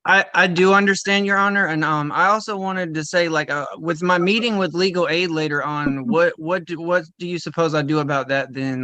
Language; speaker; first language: English; native; English